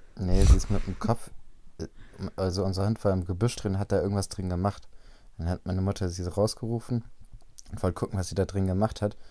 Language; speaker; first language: German; native; German